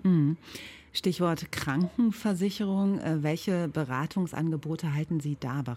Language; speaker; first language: German; native; German